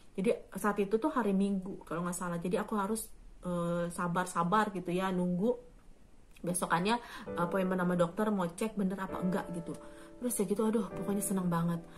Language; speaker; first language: Indonesian; native; Indonesian